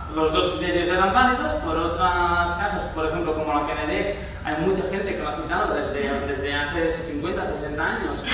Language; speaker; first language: Spanish; non-native, local second language; Catalan